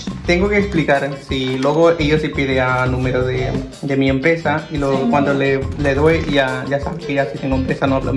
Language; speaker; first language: Spanish; non-native, learner; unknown